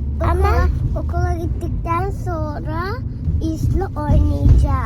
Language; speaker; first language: Turkish; early bilingual, heritage; Turkish